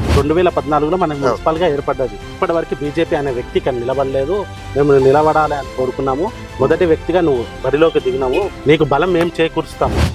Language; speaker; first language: Telugu; native; Telugu